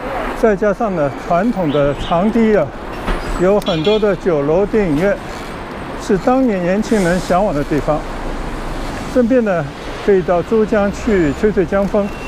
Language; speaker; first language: Chinese; non-native, local second language; Cantonese